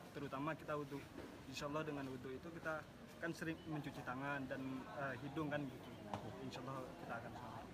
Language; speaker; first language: Indonesian; non-native, local second language; Madurese